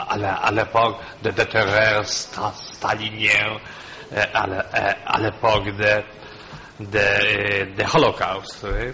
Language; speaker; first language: French; non-native, fluent; Polish